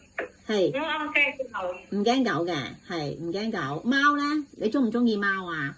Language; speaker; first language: Cantonese; native; Cantonese